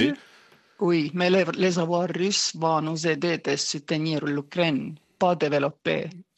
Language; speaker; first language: French; non-native, fluent; Estonian